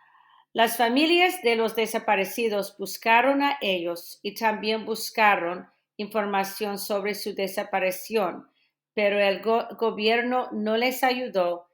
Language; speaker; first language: Spanish; non-native, fluent; English